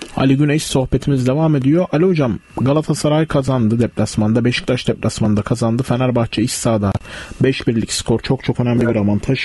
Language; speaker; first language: Turkish; native; Turkish